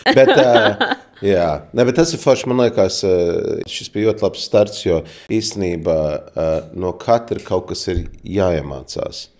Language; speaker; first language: Latvian; early bilingual, heritage; Latvian